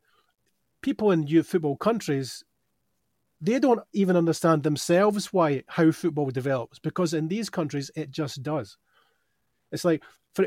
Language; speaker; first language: English; native; English